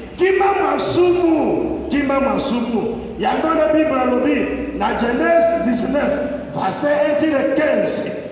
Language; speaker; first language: Lingala; non-native, fluent; Igbo